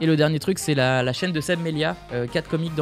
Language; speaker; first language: French; native; French